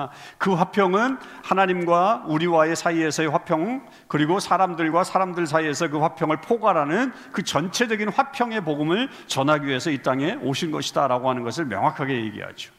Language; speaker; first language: Korean; native; Korean